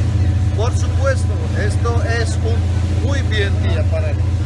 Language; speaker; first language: Spanish; non-native, learner; Turkish